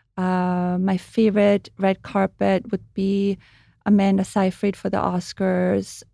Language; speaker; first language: English; non-native, fluent; German